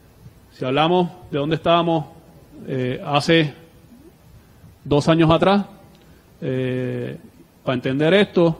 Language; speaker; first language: Spanish; native; Spanish